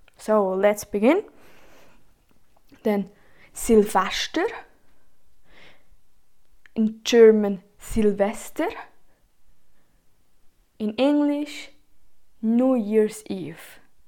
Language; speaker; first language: English; non-native, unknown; German